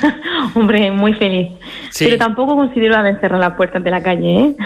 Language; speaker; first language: Spanish; early bilingual, heritage; French